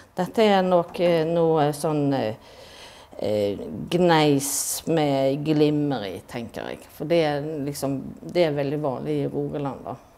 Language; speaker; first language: Norwegian; native; Norwegian